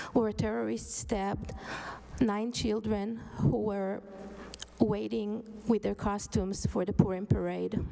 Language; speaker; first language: English; non-native, fluent; Hebrew